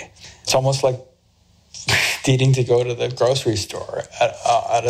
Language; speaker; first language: English; native; English